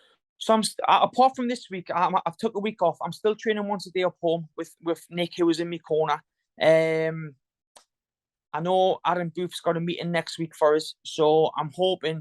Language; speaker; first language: English; native; English